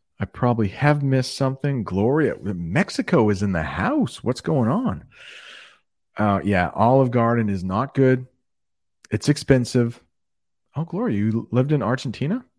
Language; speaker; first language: English; native; English